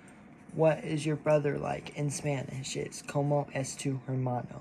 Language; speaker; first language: Spanish; non-native, learner; English